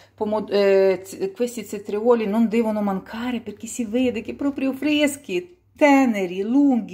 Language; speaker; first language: Italian; non-native, local second language; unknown